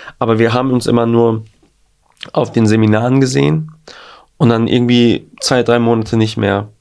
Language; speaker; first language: German; early bilingual, other home language; Albanian